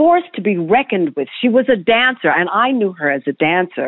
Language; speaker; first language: English; native; English